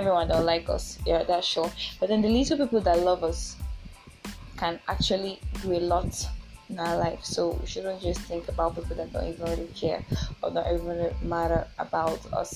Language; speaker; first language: English; non-native, local second language; Yoruba